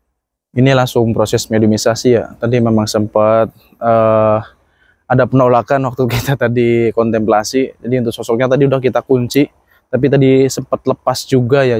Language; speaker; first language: Indonesian; non-native, local second language; Sundanese